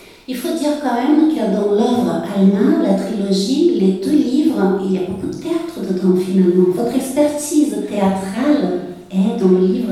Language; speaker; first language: French; non-native, fluent; Portuguese